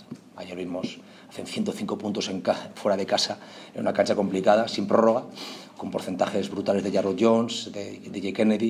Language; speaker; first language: Spanish; native; Spanish